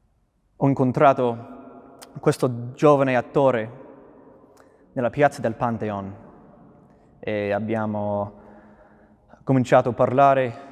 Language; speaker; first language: Italian; non-native, fluent; English